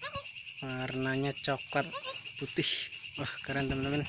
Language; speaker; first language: Indonesian; native; Indonesian